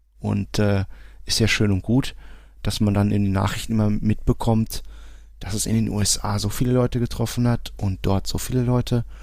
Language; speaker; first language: German; early bilingual, other home language; Portuguese